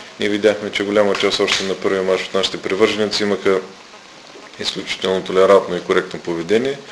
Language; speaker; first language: Bulgarian; native; Bulgarian